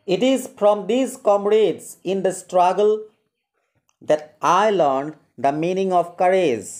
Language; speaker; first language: English; non-native, local second language; Assamese